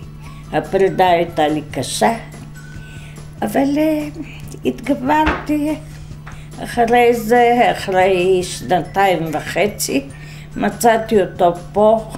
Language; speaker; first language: Hebrew; non-native, fluent; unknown